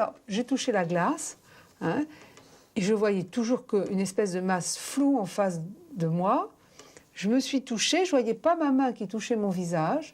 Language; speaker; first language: French; native; French